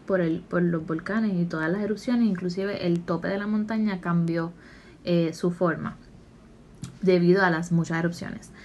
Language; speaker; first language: Spanish; native; Spanish